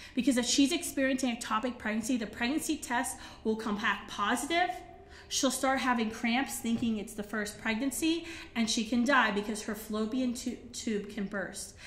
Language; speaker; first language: English; native; English